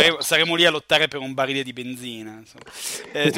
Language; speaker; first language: Italian; native; Italian